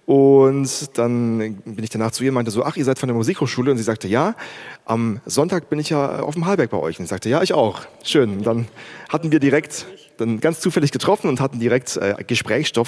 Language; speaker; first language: German; native; German